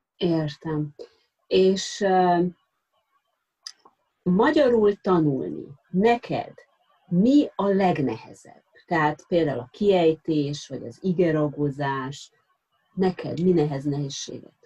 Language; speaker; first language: Hungarian; non-native, fluent; Japanese